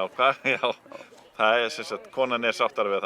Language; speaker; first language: Icelandic; native; Icelandic